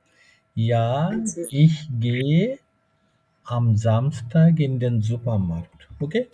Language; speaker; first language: German; non-native, fluent; Bangla